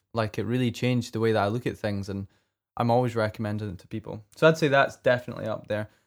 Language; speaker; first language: English; native; English